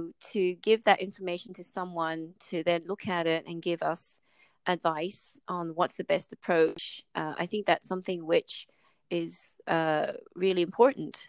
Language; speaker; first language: English; native; English